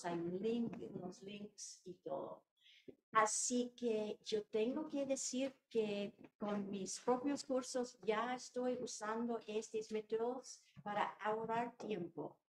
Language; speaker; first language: Spanish; non-native, fluent; English